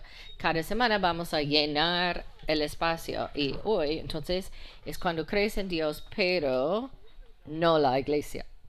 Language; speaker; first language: Spanish; non-native, fluent; English